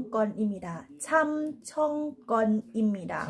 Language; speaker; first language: Korean; non-native, learner; Thai